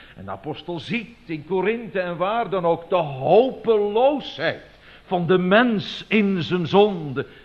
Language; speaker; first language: Dutch; native; Dutch